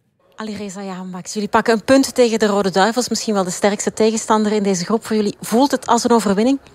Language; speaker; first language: Dutch; native; Dutch